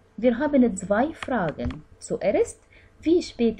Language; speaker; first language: German; non-native, fluent; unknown